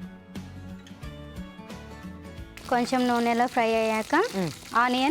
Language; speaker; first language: Telugu; non-native, local second language; Marathi